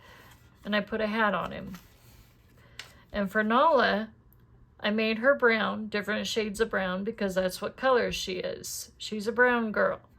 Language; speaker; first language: English; native; English